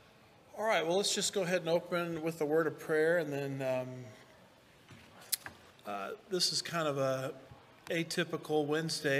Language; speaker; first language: English; native; English